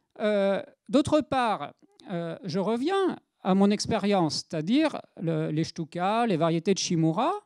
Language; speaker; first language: French; native; French